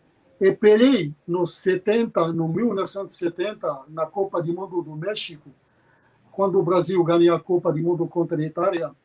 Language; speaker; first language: Portuguese; non-native, fluent; Arabic